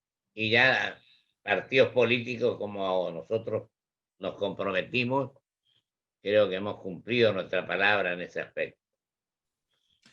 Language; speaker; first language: Spanish; native; Spanish